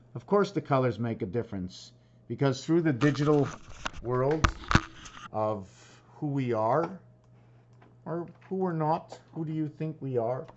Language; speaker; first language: English; native; English